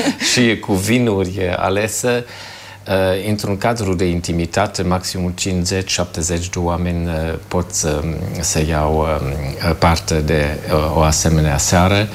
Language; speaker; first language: Romanian; non-native, fluent; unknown